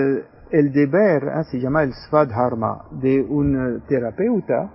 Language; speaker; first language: Spanish; non-native, fluent; French